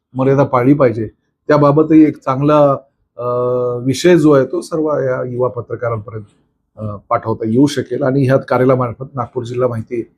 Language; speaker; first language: Marathi; native; Marathi